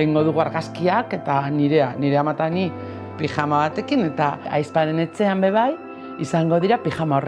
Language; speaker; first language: Basque; non-native, local second language; Spanish